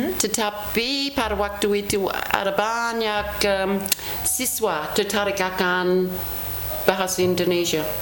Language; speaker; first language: Indonesian; non-native, fluent; English